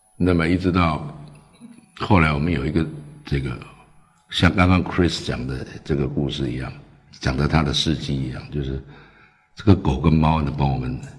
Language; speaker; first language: Chinese; early bilingual, other home language; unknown